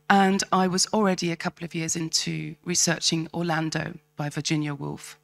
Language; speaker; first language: English; native; English